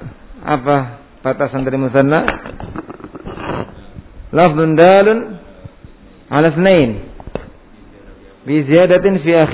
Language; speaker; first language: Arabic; non-native, fluent; Indonesian